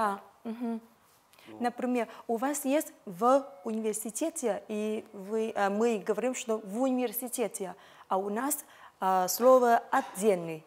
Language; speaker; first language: Russian; non-native, fluent; Vietnamese